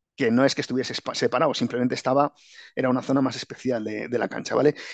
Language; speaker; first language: Spanish; native; Spanish